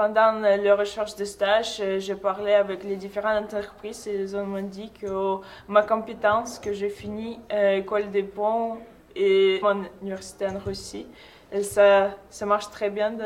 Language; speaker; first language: French; non-native, fluent; Russian